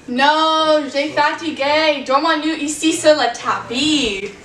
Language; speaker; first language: French; non-native, learner; English